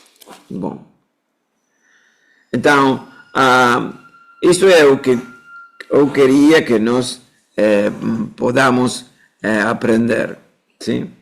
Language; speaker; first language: Portuguese; non-native, fluent; Spanish